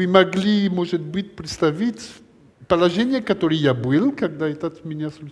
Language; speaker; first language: Russian; non-native, learner; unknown